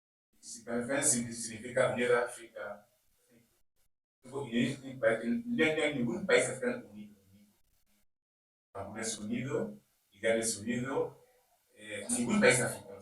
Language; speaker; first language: Spanish; non-native, learner; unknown